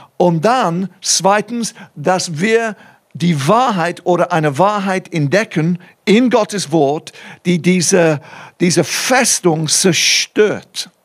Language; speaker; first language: German; non-native, fluent; English